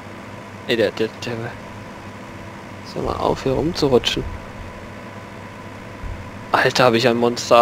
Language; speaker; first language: German; native; German